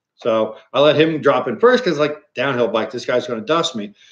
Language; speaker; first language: English; native; English